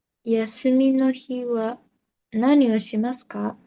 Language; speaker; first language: Japanese; non-native, learner; Indonesian